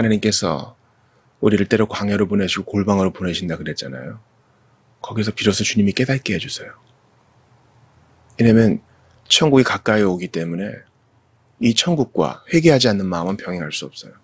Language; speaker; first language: Korean; native; Korean